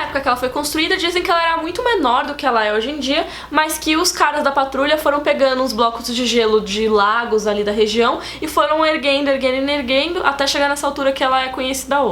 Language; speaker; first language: Portuguese; native; Portuguese